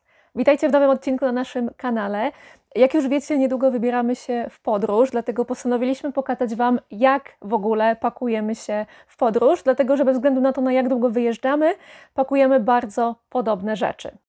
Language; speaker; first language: Polish; native; Polish